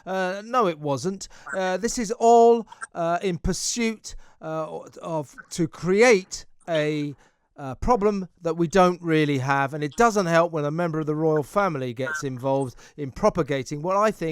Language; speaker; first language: English; native; English